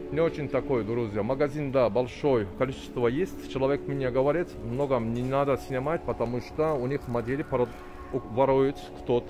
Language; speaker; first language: Russian; non-native, learner; Turkish